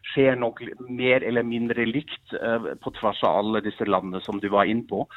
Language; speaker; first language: Norwegian; non-native, fluent; German